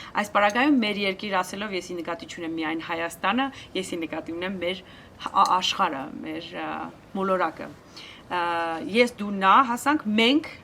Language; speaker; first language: Armenian; native; Armenian